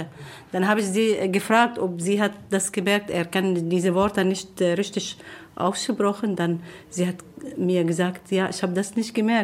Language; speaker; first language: German; non-native, learner; Arabic